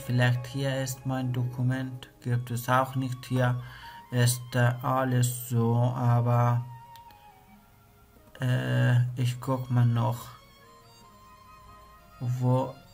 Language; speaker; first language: German; non-native, learner; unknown